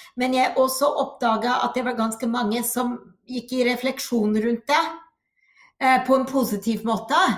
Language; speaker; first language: Norwegian; non-native, fluent; English